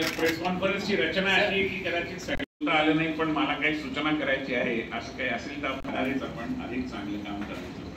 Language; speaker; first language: Marathi; native; Marathi